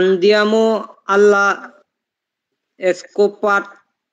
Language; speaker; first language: Italian; non-native, learner; Bangla